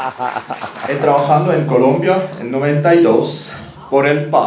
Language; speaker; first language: Spanish; non-native, learner; German